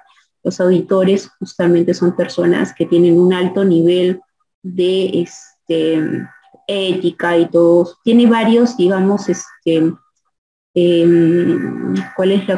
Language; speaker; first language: Spanish; native; Spanish